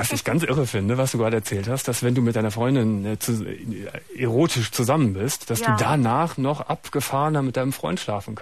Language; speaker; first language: German; native; German